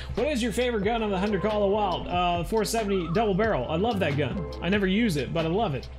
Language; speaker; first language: English; native; English